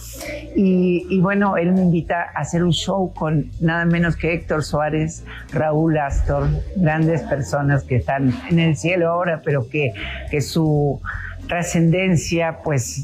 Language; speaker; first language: Spanish; native; Spanish